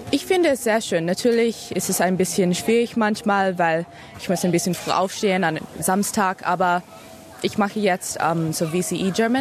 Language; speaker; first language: German; early bilingual, heritage; English